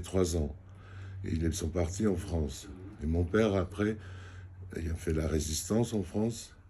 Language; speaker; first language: French; non-native, fluent; Georgian